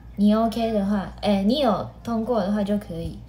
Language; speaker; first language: Chinese; non-native, fluent; Japanese